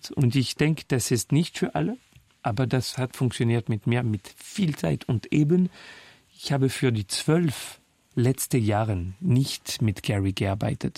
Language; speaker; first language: German; non-native, fluent; French